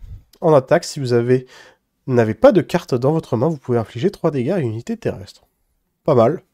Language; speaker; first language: French; native; French